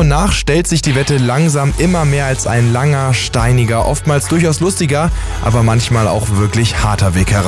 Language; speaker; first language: German; native; German